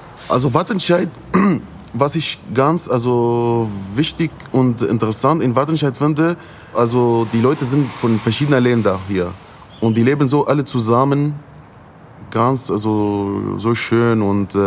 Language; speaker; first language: German; non-native, fluent; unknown